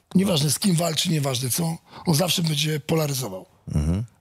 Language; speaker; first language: Polish; native; Polish